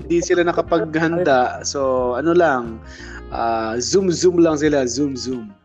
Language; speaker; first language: Filipino; non-native, local second language; Bikol